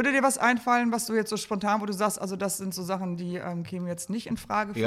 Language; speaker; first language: German; native; German